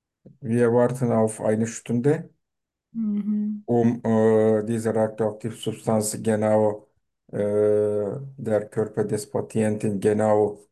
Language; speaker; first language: German; non-native, fluent; Turkish